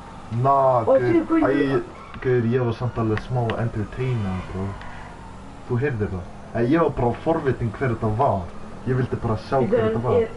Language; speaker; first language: Icelandic; early bilingual, heritage; Icelandic